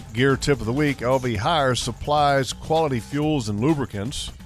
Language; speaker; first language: English; native; English